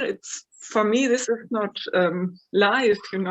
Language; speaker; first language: English; non-native, fluent; German